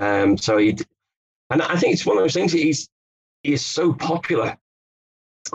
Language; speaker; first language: English; native; English